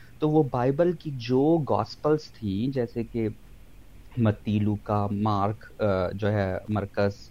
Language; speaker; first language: Urdu; non-native, local second language; Punjabi